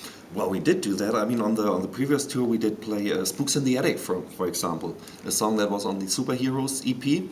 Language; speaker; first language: English; non-native, fluent; German